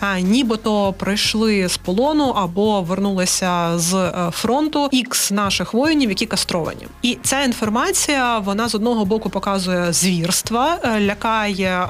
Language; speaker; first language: Ukrainian; native; Ukrainian